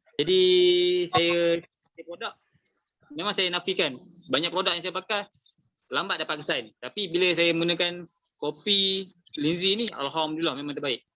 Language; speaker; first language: Malay; native; Malay